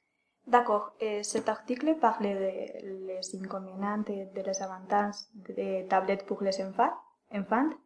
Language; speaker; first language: French; non-native, learner; Spanish